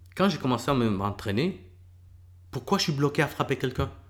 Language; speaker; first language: French; early bilingual, other home language; Spanish